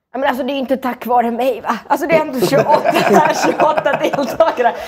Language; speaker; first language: Swedish; early bilingual, other home language; Russian